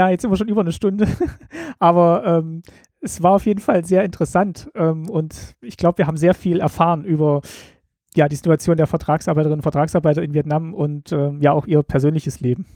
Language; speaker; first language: German; native; German